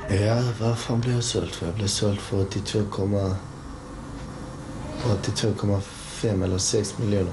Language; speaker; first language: Swedish; early bilingual, other home language; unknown